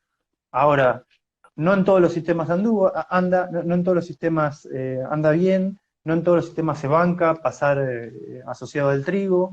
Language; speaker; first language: Spanish; native; Spanish